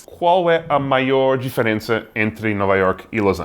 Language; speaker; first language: Portuguese; non-native, fluent; English